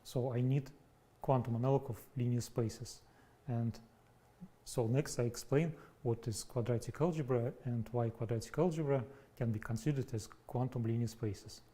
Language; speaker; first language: English; non-native, fluent; Russian